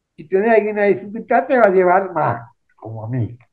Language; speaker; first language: Spanish; native; Spanish